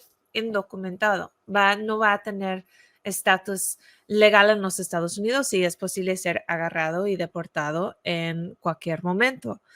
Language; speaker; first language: Spanish; non-native, fluent; English